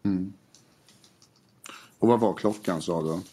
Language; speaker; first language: Swedish; native; Swedish